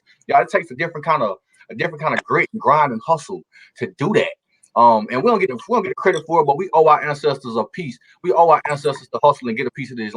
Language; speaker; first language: English; native; English